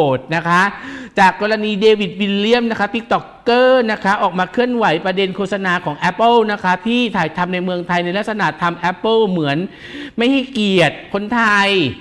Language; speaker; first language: Thai; native; Thai